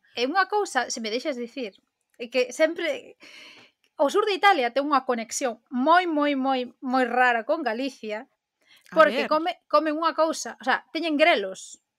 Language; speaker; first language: Galician; native; Galician